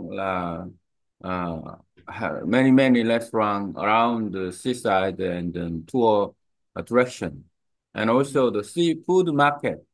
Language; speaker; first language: English; non-native, learner; Korean